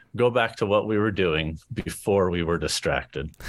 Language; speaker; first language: English; native; English